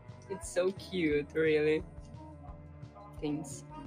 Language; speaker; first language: English; non-native, learner; Ukrainian